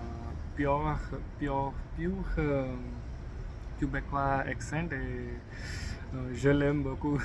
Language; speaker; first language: French; non-native, learner; English